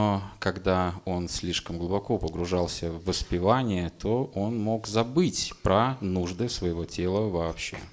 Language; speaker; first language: Russian; native; Russian